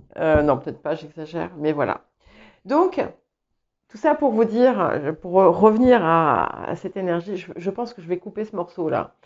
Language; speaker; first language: French; early bilingual, other home language; English